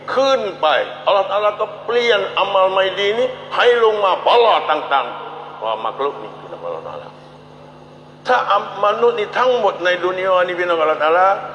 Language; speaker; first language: Thai; non-native, local second language; Malay